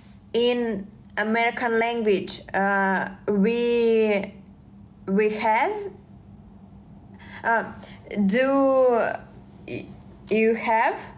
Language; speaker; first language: English; non-native, learner; Russian